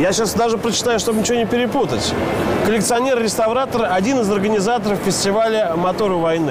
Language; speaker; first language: Russian; native; Russian